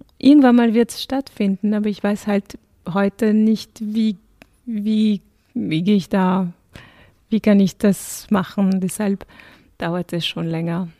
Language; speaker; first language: German; non-native, fluent; French